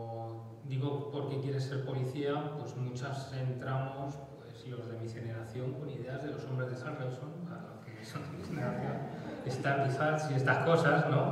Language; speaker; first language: Spanish; native; Spanish